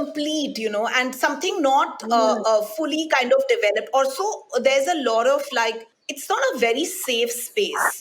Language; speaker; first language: English; non-native, local second language; Hindi